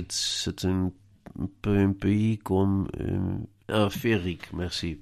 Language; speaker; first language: French; non-native, fluent; Dutch